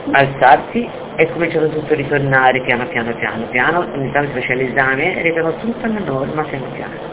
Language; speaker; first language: Italian; native; Italian